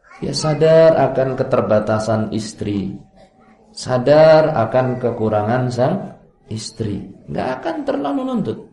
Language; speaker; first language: Indonesian; non-native, local second language; Javanese